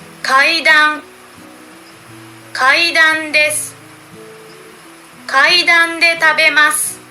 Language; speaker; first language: Japanese; non-native, learner; Indonesian